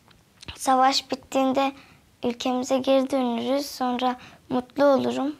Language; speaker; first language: Turkish; early bilingual, other home language; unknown